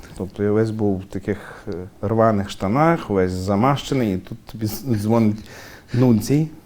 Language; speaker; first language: Ukrainian; native; Ukrainian